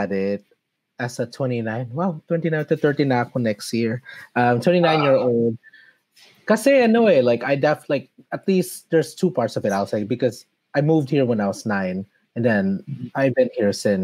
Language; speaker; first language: English; early bilingual, other home language; Filipino